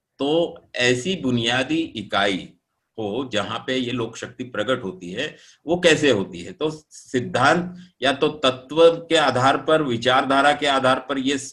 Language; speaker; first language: Hindi; non-native, local second language; Marathi